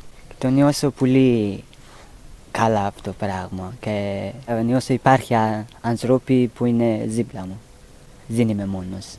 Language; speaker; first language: Greek; non-native, learner; Persian